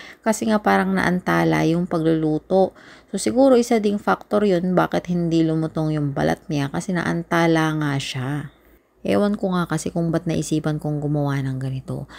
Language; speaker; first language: Filipino; non-native, local second language; Iloko